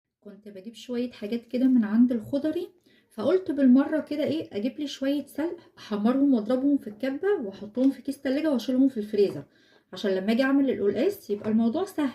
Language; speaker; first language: Arabic; native; Arabic